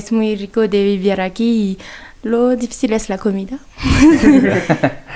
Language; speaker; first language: Spanish; non-native, learner; French